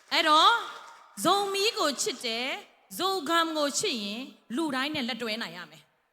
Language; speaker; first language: Burmese; non-native, local second language; Tedim Chin